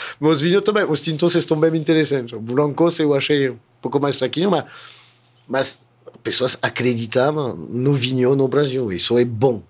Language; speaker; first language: Portuguese; non-native, fluent; French